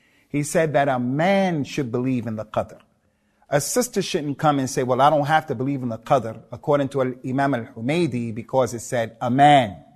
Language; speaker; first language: English; native; English